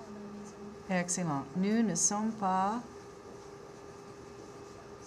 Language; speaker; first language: French; non-native, fluent; English